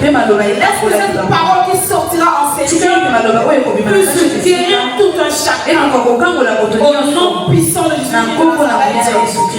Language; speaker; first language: French; non-native, local second language; Lingala